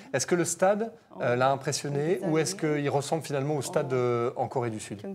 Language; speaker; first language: French; native; French